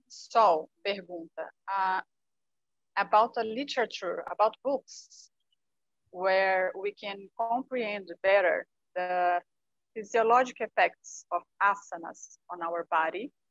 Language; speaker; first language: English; non-native, fluent; Portuguese